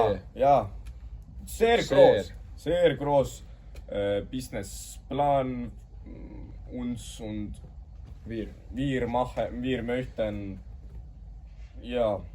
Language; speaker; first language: German; non-native, learner; Estonian